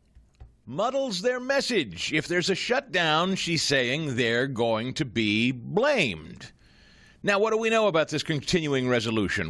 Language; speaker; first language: English; native; English